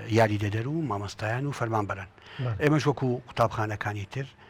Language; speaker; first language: Central Kurdish; non-native, local second language; Turkish